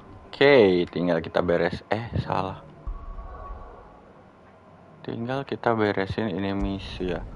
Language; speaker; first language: Indonesian; native; Indonesian